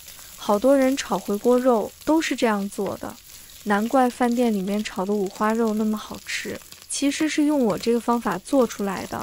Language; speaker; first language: Chinese; native; Chinese